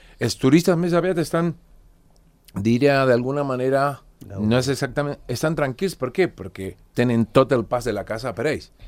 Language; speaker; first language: Catalan; non-native, fluent; Spanish